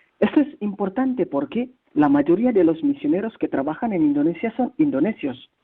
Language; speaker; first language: Spanish; non-native, fluent; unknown